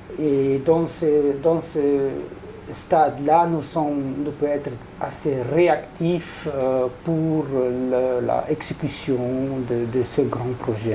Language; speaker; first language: French; non-native, local second language; Dutch